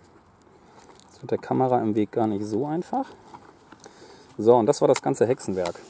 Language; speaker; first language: German; native; German